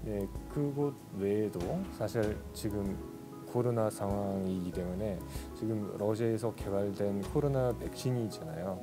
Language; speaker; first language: Korean; non-native, fluent; Russian